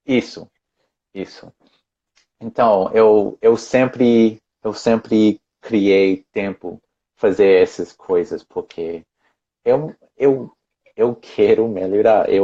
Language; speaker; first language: Portuguese; non-native, fluent; English